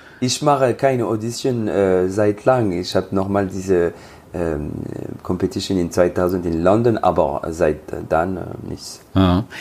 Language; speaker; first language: German; non-native, learner; French